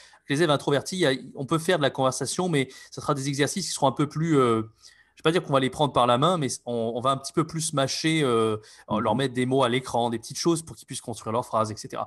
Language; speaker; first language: French; native; French